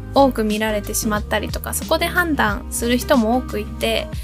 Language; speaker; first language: Japanese; early bilingual, heritage; Japanese